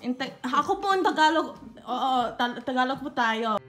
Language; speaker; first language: Filipino; early bilingual, heritage; English